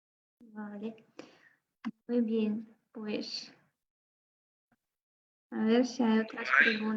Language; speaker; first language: Spanish; non-native, fluent; Russian